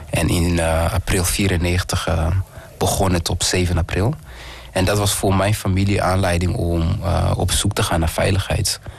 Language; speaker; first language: Dutch; early bilingual, other home language; Kinyarwanda